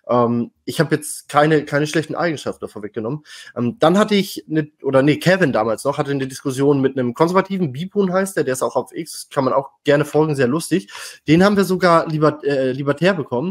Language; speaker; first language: German; native; German